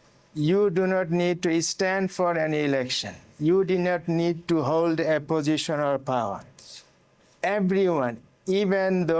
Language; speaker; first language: English; non-native, local second language; Bangla